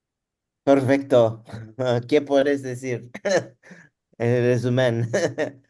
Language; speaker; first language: Spanish; non-native, learner; Turkish